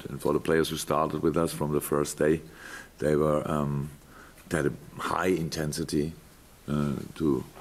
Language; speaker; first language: English; non-native, fluent; German